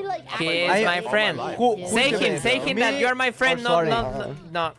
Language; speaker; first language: English; non-native, learner; Spanish